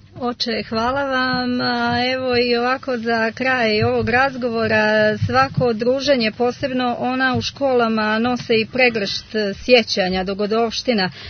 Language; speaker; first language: Serbian; native; Serbian